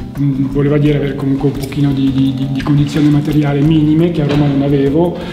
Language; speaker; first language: Italian; non-native, fluent; French